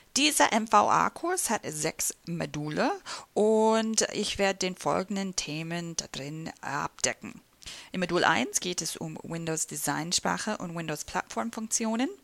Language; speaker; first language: German; non-native, fluent; English